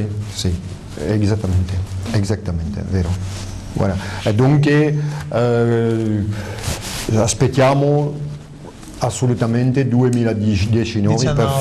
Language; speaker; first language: Italian; early bilingual, heritage; French